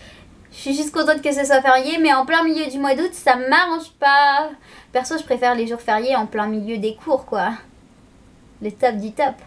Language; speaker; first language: French; native; French